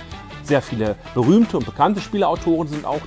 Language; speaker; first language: German; native; German